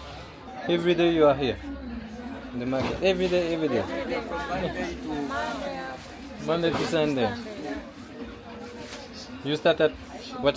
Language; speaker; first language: English; non-native, learner; French